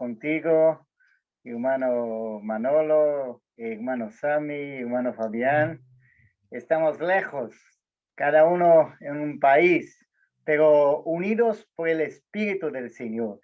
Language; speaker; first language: Spanish; non-native, learner; Portuguese